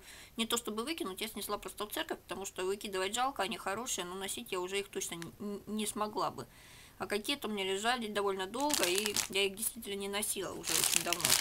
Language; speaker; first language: Russian; native; Russian